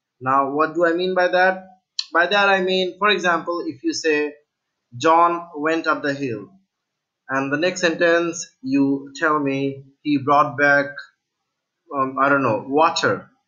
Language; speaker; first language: English; non-native, local second language; Bangla